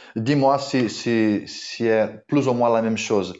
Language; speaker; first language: French; non-native, fluent; Portuguese